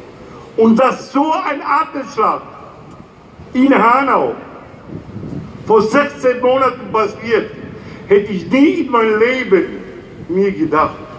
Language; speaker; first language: German; non-native, fluent; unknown